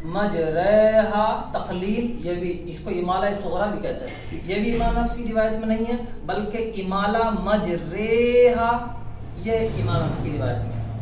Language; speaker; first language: Urdu; native; Urdu